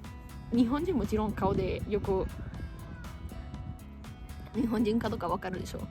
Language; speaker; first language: Japanese; non-native, fluent; Italian